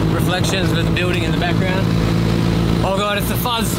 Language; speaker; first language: English; native; English